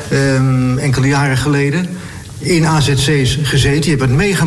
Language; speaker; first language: Dutch; native; Dutch